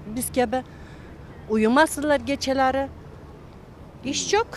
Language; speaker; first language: Turkish; non-native, learner; Uzbek